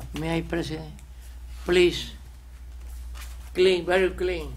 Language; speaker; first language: English; non-native, learner; Spanish